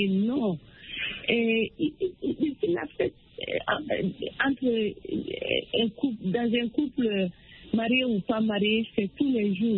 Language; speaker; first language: French; non-native, local second language; Bambara